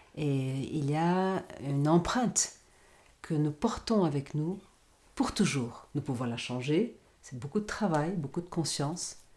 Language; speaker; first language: French; non-native, fluent; Portuguese